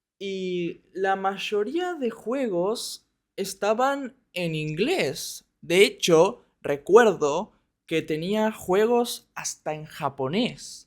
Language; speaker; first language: Spanish; native; Spanish